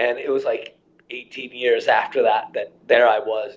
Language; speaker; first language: English; native; English